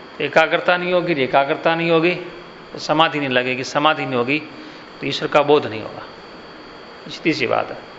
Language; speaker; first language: Hindi; non-native, local second language; Gujarati